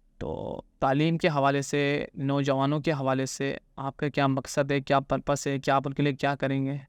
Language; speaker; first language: Urdu; native; Urdu